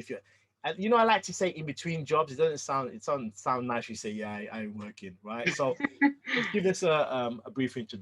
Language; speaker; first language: English; native; English